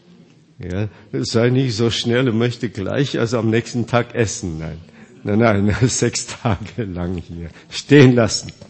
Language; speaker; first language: German; non-native, fluent; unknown